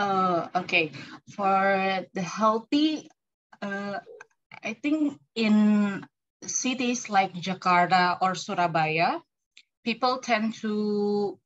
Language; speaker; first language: English; non-native, learner; Indonesian